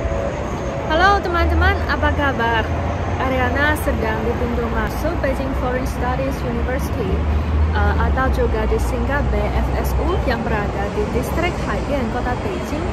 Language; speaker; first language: Indonesian; non-native, fluent; Chinese